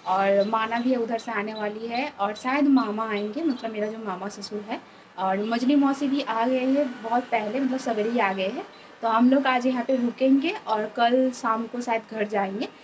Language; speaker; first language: Hindi; non-native, local second language; Bangla